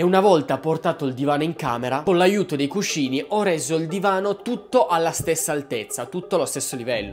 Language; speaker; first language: Italian; native; Italian